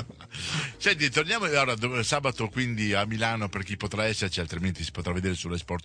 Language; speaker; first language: Italian; native; Italian